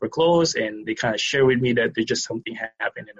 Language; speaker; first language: English; non-native, local second language; Filipino